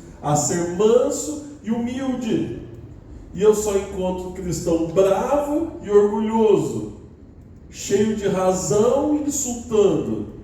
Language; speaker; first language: Portuguese; native; Portuguese